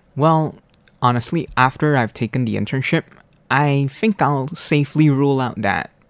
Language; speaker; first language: English; non-native, local second language; Cantonese